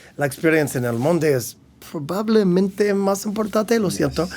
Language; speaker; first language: Spanish; non-native, learner; English